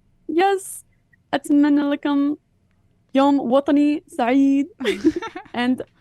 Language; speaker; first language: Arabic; non-native, fluent; English